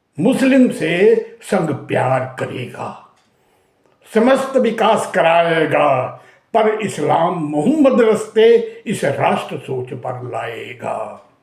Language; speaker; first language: Hindi; native; Hindi